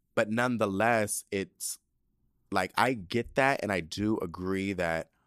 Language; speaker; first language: English; early bilingual, other home language; Spanish